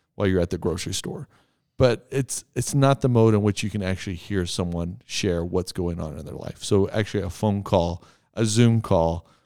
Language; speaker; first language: English; native; English